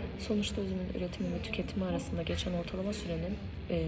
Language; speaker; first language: Turkish; native; Turkish